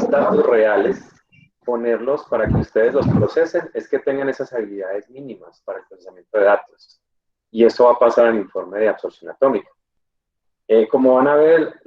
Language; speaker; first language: Spanish; native; Spanish